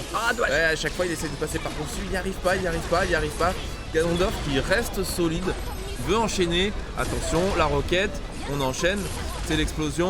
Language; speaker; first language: French; native; French